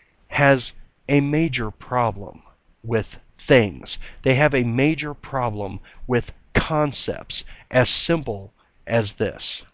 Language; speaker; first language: English; native; English